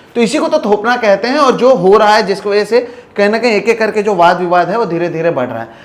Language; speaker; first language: Hindi; native; Hindi